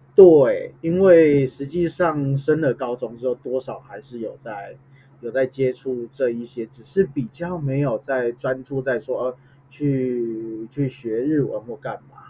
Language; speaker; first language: Chinese; native; Chinese